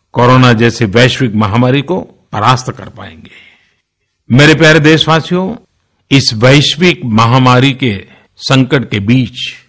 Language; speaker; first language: Hindi; non-native, local second language; Gujarati